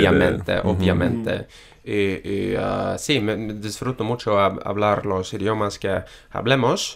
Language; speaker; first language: Spanish; non-native, fluent; English